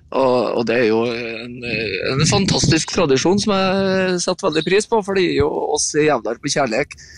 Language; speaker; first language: Norwegian; native; Norwegian